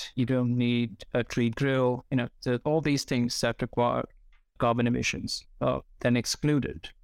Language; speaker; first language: English; non-native, local second language; Hindi